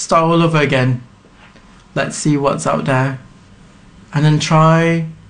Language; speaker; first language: English; non-native, local second language; Malay